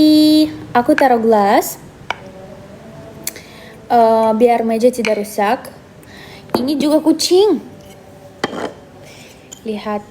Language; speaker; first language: Indonesian; non-native, fluent; Russian